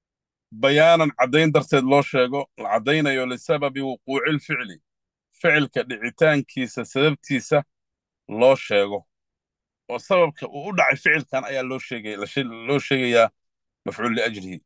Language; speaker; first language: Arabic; non-native, local second language; Somali